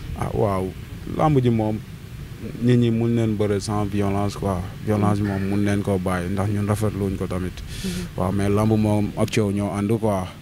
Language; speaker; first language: Wolof; non-native, local second language; Serer